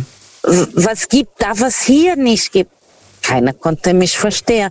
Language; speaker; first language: German; non-native, fluent; Portuguese